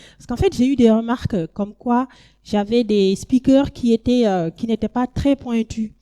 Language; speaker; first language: French; non-native, local second language; Wolof